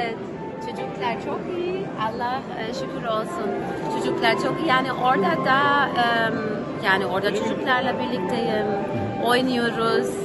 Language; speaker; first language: Turkish; early bilingual, heritage; German